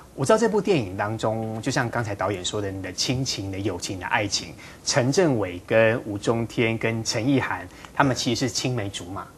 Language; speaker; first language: Chinese; native; Chinese